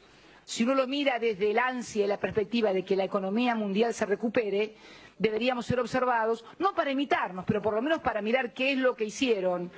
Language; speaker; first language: Spanish; native; Spanish